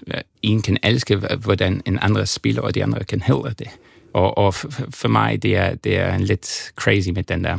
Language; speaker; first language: Danish; non-native, learner; English